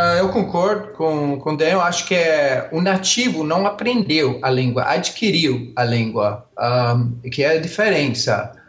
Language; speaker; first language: Portuguese; non-native, fluent; English